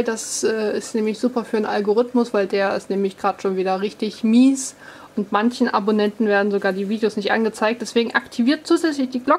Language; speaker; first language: German; native; German